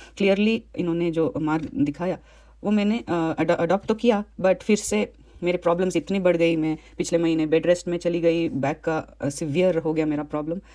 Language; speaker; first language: Hindi; non-native, local second language; Tamil